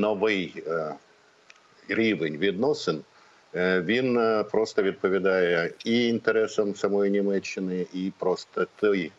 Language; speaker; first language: Ukrainian; native; Ukrainian